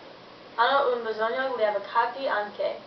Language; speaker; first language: Italian; non-native, learner; English